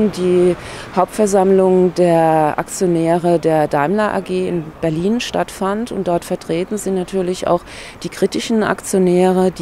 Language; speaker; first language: German; native; German